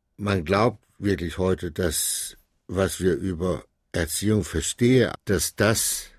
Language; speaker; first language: German; non-native, fluent; Danish